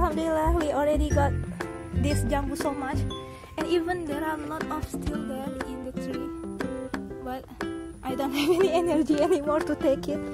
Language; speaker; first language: English; non-native, learner; Indonesian